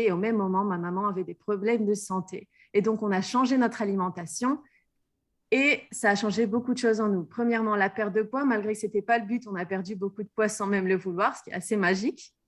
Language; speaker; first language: French; native; French